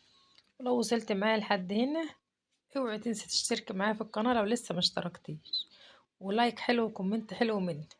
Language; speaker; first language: Arabic; native; Arabic